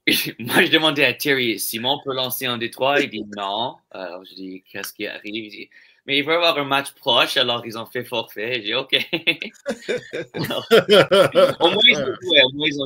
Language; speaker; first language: French; non-native, local second language; English